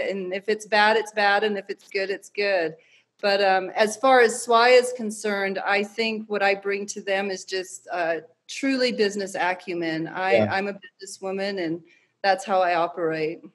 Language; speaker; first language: English; native; English